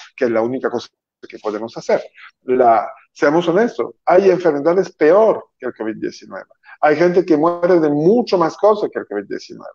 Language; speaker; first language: Spanish; non-native, fluent; French